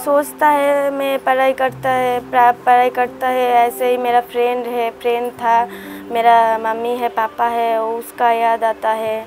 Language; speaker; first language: Hindi; non-native, local second language; Bangla